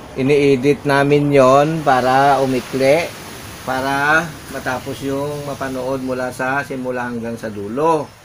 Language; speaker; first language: Filipino; non-native, local second language; Hiligaynon